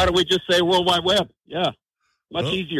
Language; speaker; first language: English; native; English